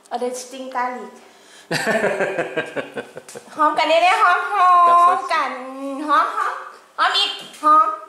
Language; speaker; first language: German; non-native, learner; Thai